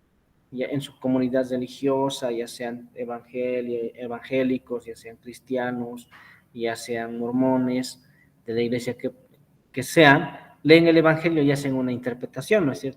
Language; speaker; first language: Spanish; native; Spanish